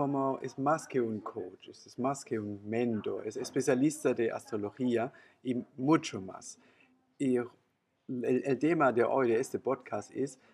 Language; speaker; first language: Spanish; non-native, fluent; German